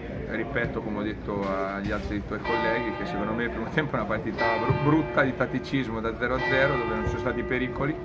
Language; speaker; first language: Italian; native; Italian